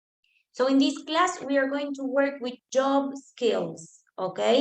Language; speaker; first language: English; non-native, fluent; Spanish